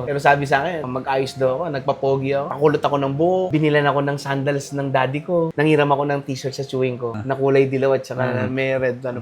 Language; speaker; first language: Filipino; native; Filipino